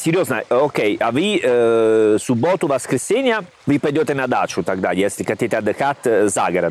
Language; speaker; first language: Russian; non-native, learner; Italian